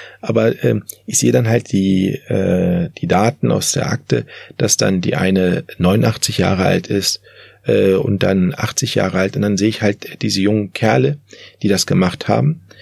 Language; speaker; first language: German; early bilingual, other home language; Turkish